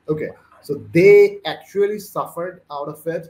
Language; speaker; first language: English; non-native, local second language; Bangla